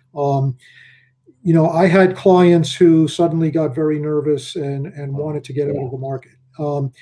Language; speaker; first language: English; native; English